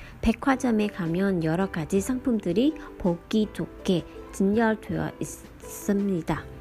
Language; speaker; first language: Korean; non-native, fluent; Vietnamese